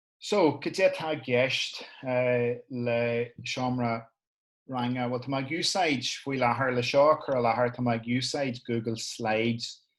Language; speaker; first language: Irish; non-native, local second language; English